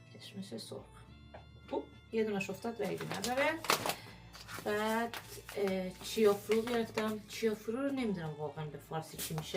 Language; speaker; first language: Persian; early bilingual, heritage; Persian